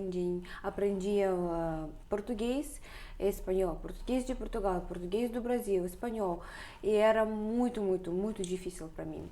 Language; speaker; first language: Portuguese; non-native, fluent; Russian